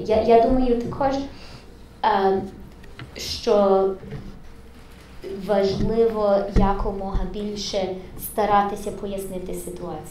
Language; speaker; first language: Ukrainian; early bilingual, heritage; English